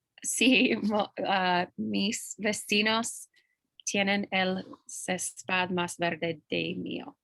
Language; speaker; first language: Spanish; non-native, learner; English